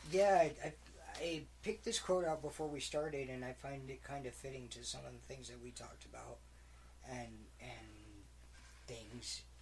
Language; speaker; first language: English; native; English